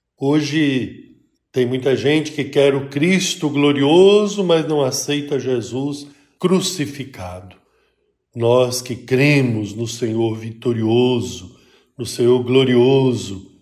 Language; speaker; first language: Portuguese; native; Portuguese